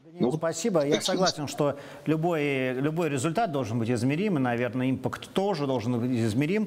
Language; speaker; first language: Russian; native; Russian